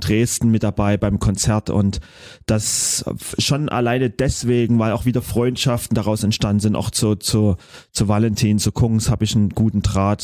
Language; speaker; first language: German; native; German